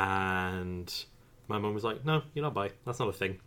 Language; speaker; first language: English; native; English